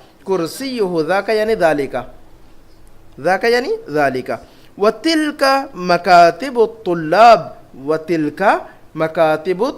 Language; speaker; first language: Arabic; non-native, fluent; Urdu